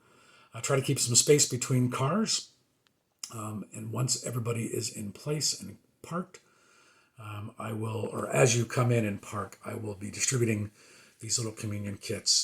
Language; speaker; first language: English; native; English